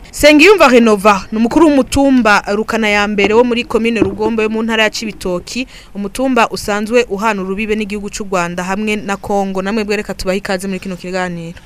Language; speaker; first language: Kinyarwanda; native; Kinyarwanda